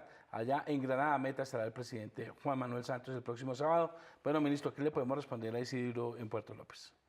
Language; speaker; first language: Spanish; native; Spanish